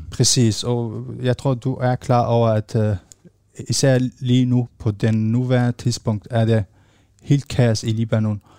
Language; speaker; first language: Danish; non-native, fluent; Arabic